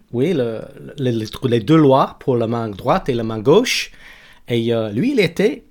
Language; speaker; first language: French; non-native, learner; English